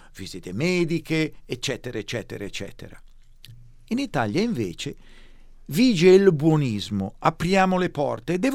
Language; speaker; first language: Italian; native; Italian